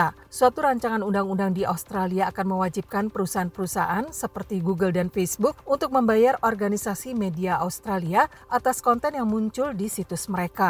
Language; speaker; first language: Indonesian; native; Indonesian